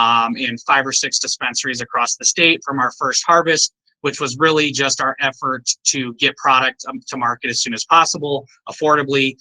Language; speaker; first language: English; native; English